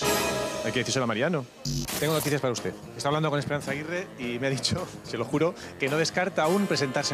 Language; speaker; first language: Spanish; native; Spanish